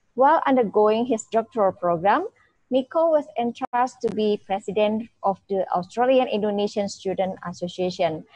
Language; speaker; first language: English; non-native, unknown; Indonesian